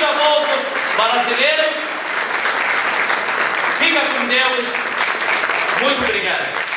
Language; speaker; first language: Portuguese; non-native, learner; Arabic